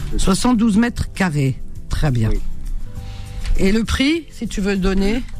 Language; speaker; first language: French; native; French